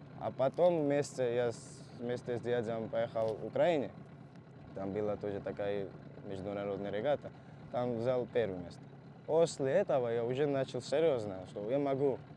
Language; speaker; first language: Russian; non-native, fluent; Georgian